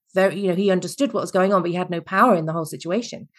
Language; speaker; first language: English; native; English